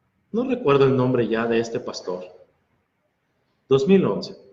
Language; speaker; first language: Spanish; native; Spanish